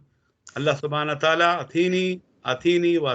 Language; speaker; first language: Arabic; non-native, learner; Urdu